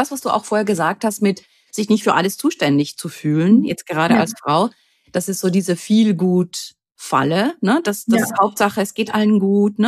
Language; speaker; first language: German; native; German